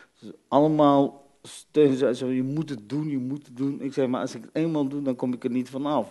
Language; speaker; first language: Dutch; early bilingual, other home language; Arabic